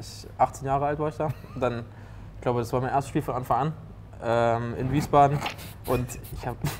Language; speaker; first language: German; native; German